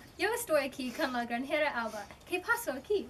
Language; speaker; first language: Spanish; non-native, learner; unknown